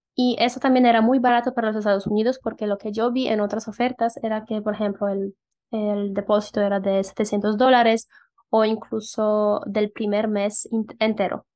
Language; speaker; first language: Spanish; non-native, fluent; Polish